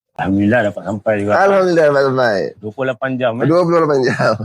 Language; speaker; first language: Malay; native; Malay